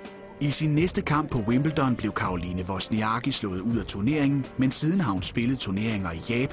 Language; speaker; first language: Danish; native; Danish